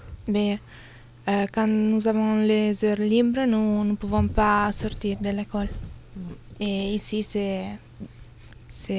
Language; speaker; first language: French; non-native, learner; Italian